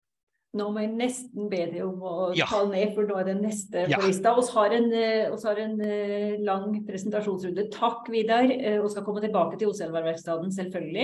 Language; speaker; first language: Norwegian; native; Norwegian